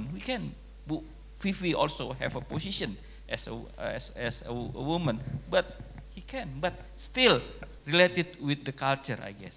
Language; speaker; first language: English; non-native, local second language; Indonesian